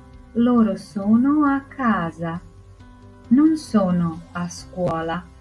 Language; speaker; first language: Italian; non-native, fluent; Croatian